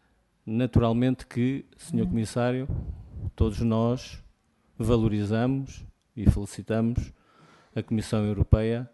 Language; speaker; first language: Portuguese; native; Portuguese